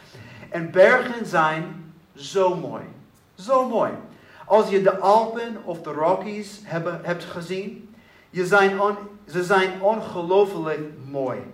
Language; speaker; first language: Dutch; non-native, learner; English